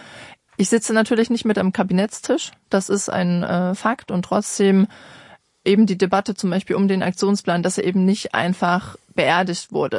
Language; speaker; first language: German; native; German